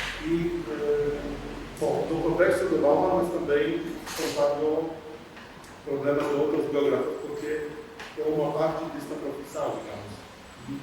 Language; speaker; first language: Portuguese; non-native, fluent; Polish